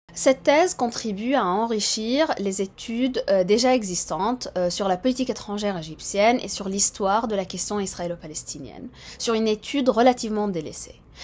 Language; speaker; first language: French; non-native, fluent; Arabic